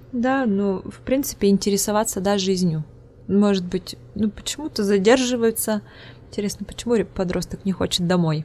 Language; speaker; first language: Russian; non-native, local second language; Udmurt